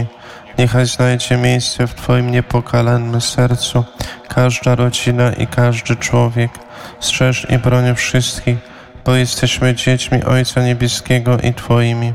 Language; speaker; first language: Polish; native; Polish